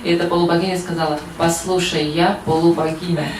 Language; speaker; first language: Russian; native; Russian